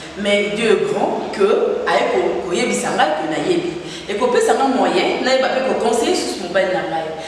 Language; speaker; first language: Lingala; native; Lingala